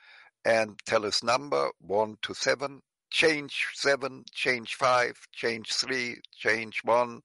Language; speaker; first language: English; non-native, fluent; German